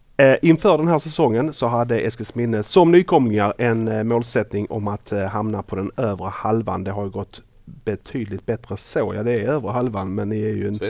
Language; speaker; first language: Swedish; native; Swedish